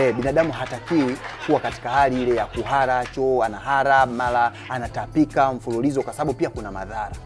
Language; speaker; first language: Swahili; native; Swahili